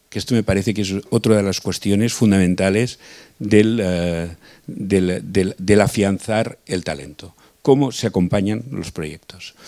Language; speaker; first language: Spanish; non-native, local second language; Catalan